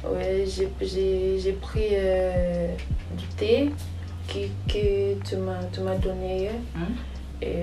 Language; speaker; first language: French; non-native, learner; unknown